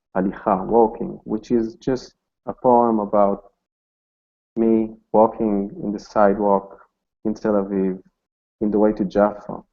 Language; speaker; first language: English; non-native, fluent; Hebrew